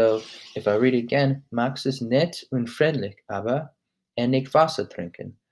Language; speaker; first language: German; non-native, learner; English